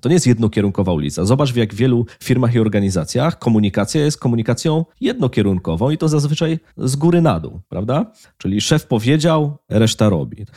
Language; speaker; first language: Polish; native; Polish